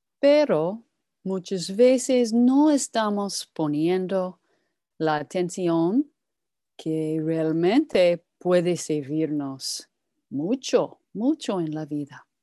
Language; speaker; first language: Spanish; non-native, fluent; English